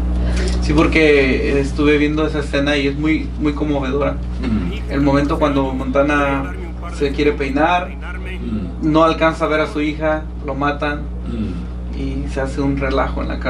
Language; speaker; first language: Spanish; native; Spanish